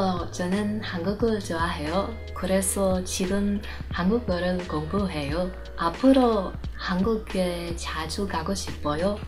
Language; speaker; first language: Korean; non-native, learner; German